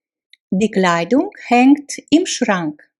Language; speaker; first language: German; non-native, fluent; Russian